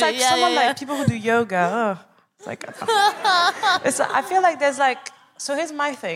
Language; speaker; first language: English; non-native, fluent; French